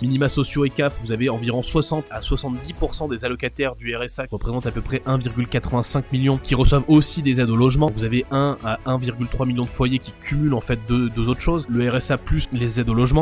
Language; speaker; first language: French; native; French